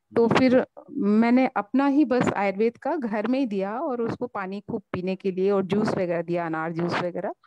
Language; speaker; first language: Hindi; native; Hindi